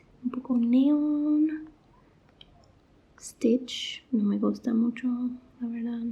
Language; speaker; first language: Spanish; non-native, fluent; English